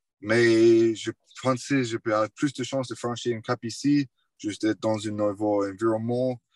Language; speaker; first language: French; non-native, fluent; English